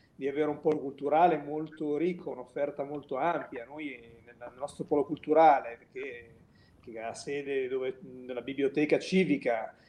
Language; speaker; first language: Italian; native; Italian